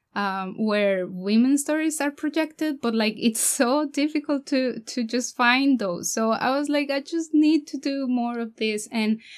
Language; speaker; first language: English; non-native, fluent; Spanish